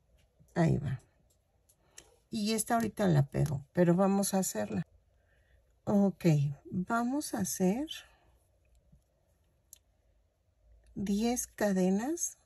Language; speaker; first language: Spanish; native; Spanish